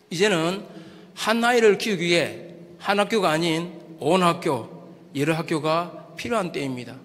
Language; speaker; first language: Korean; native; Korean